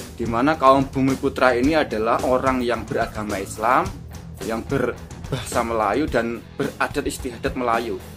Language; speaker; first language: Indonesian; native; Indonesian